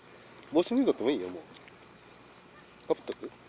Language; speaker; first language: Japanese; native; Japanese